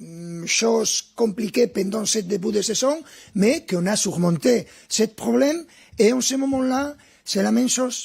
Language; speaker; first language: French; non-native, fluent; Spanish